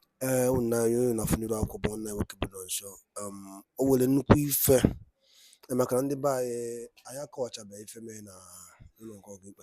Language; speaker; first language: Igbo; native; Igbo